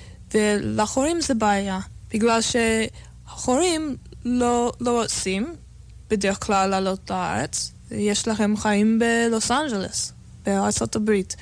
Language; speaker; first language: Hebrew; non-native, learner; English